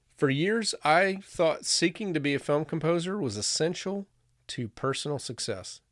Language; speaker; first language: English; native; English